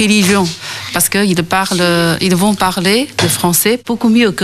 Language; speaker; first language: French; non-native, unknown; Chinese